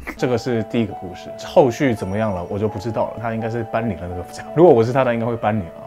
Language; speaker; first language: Chinese; non-native, fluent; Korean